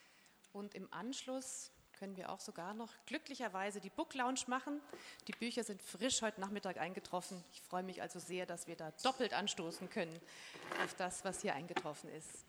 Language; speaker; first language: German; native; German